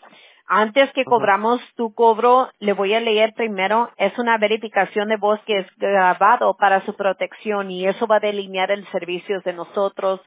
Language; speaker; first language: Spanish; early bilingual, heritage; English